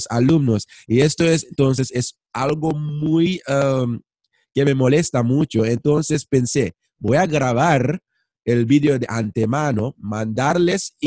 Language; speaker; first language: Spanish; non-native, fluent; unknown